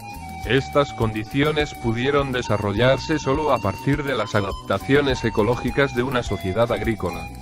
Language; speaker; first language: Spanish; native; Spanish